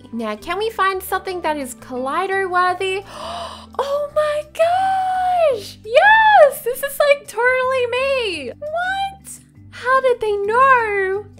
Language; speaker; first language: English; native; English